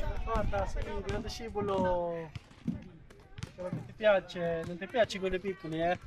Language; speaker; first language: Italian; non-native, learner; Filipino